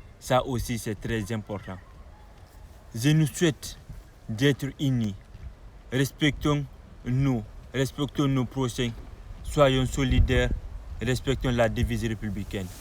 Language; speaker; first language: French; non-native, local second language; Fula